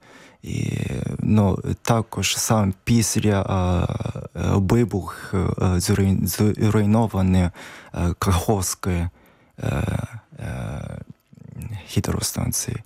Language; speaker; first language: Ukrainian; non-native, learner; Japanese